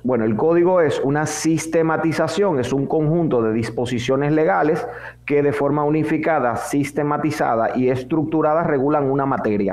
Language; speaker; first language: Spanish; native; Spanish